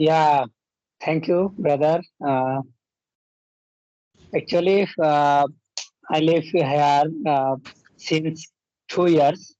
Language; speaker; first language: English; non-native, learner; Bangla